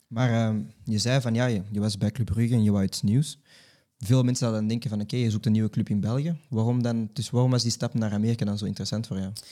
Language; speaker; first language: Dutch; native; Dutch